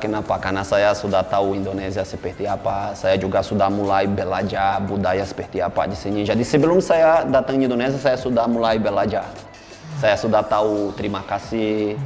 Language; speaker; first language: Indonesian; non-native, fluent; Portuguese